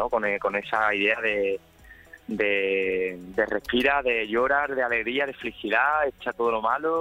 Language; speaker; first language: Spanish; native; Spanish